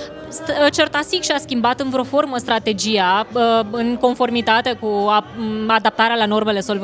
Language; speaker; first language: Romanian; native; Romanian